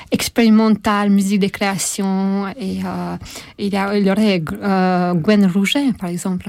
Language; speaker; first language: French; non-native, fluent; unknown